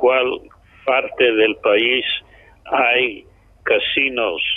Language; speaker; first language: Spanish; non-native, fluent; English